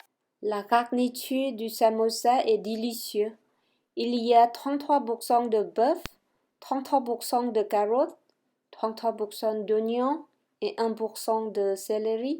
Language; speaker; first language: French; non-native, fluent; Vietnamese